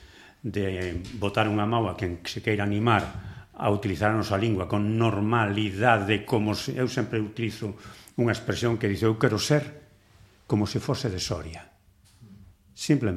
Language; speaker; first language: Galician; native; Galician